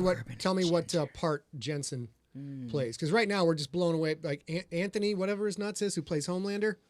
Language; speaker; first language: English; native; English